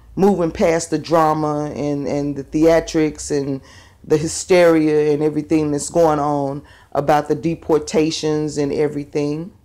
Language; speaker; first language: English; native; English